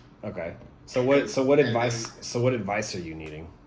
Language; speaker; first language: English; native; English